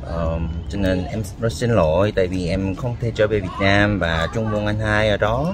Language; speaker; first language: Vietnamese; non-native, learner; Korean